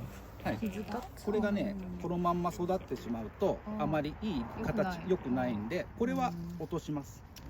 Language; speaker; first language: Japanese; native; Japanese